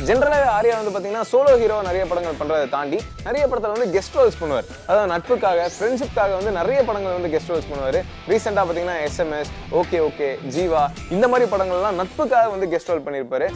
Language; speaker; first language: Tamil; native; Tamil